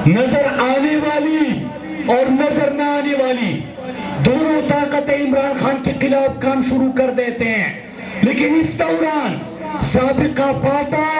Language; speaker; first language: Urdu; non-native, local second language; Pashto